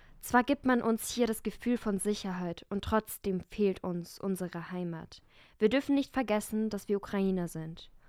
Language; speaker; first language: German; early bilingual, other home language; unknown